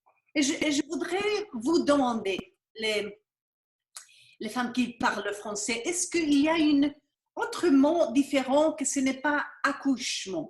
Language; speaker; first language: French; non-native, fluent; Spanish